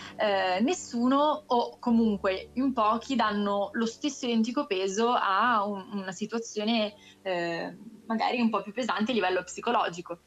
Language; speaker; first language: Italian; native; Italian